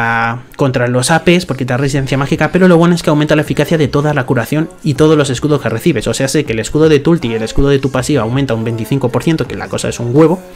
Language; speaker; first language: Spanish; native; Spanish